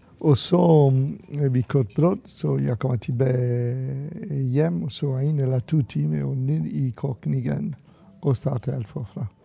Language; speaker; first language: Danish; non-native, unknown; Italian